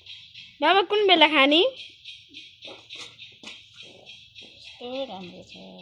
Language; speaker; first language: Nepali; native; Nepali